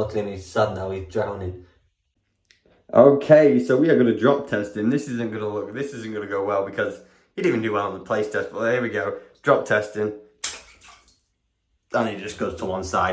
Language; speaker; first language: English; native; English